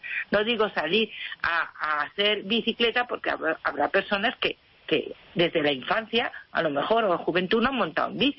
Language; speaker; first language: Spanish; native; Spanish